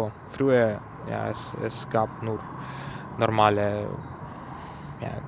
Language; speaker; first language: German; non-native, learner; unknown